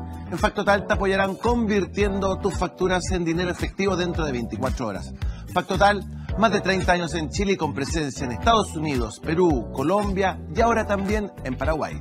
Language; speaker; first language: Spanish; native; Spanish